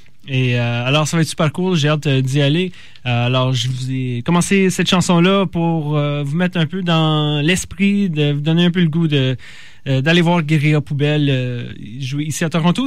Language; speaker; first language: French; native; French